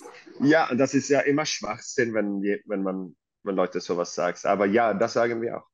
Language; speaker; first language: German; non-native, fluent; Swedish